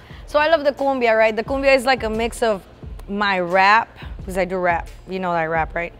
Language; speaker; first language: English; native; English